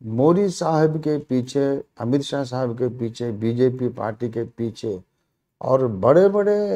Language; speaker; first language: Hindi; non-native, local second language; Telugu